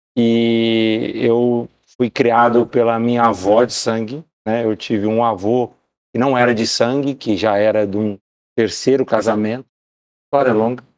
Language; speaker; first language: Portuguese; native; Portuguese